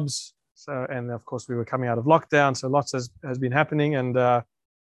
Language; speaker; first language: English; native; English